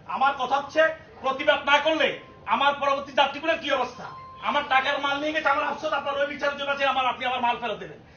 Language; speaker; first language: Bangla; native; Bangla